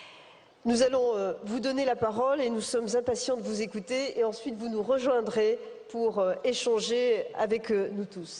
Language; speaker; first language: French; native; French